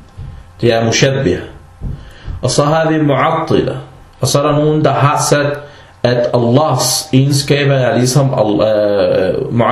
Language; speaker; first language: Danish; non-native, fluent; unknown